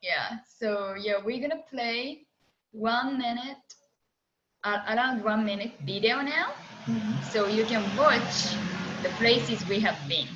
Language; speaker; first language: English; non-native, fluent; Japanese